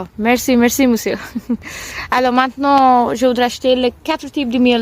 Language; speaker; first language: French; non-native, learner; Tamil